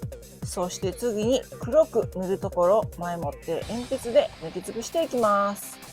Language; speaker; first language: Japanese; native; Japanese